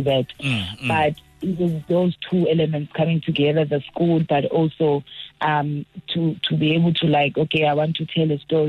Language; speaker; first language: English; non-native, local second language; Zulu